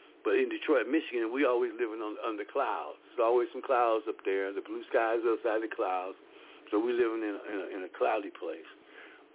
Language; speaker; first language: English; native; English